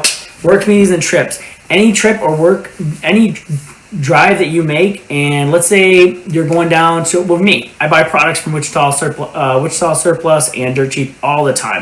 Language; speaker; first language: English; native; English